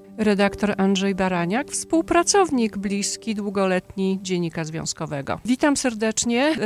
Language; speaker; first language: Polish; native; Polish